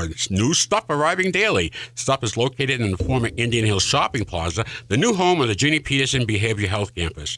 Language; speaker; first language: English; native; English